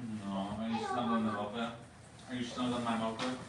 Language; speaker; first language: English; native; English